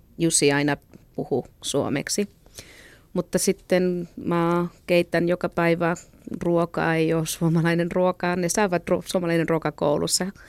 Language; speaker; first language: Finnish; non-native, fluent; Catalan